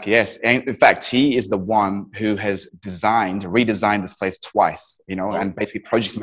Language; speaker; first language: English; non-native, local second language; Nepali